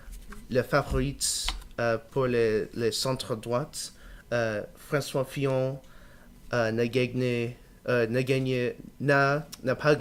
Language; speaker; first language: French; non-native, learner; English